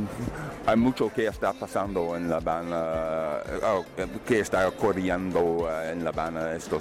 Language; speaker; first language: Spanish; non-native, learner; English